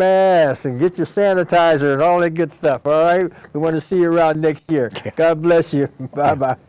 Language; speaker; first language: English; native; English